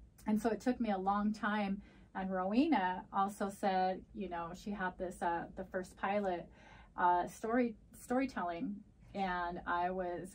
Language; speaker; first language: English; early bilingual, other home language; Spanish